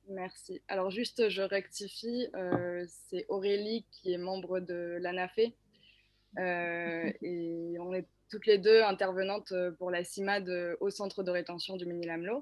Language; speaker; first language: French; native; French